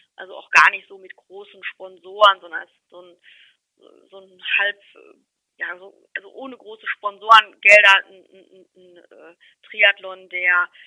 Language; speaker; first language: German; native; German